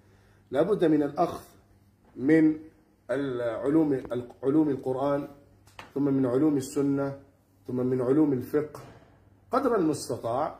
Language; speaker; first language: Arabic; non-native, fluent; Urdu